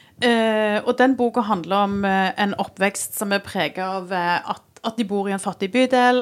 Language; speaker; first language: Norwegian; native; Norwegian